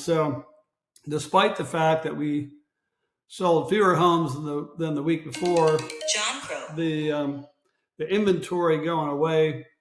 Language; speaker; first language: English; native; English